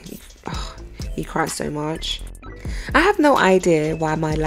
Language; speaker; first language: English; native; English